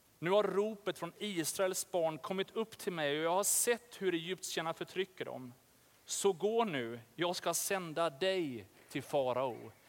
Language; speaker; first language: Swedish; native; Swedish